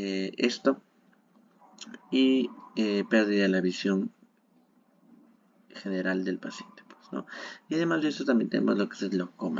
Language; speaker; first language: Spanish; native; Spanish